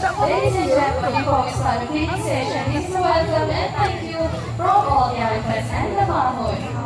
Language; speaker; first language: English; non-native, local second language; Malay